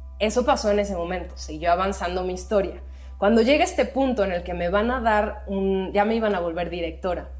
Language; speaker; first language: Spanish; native; Spanish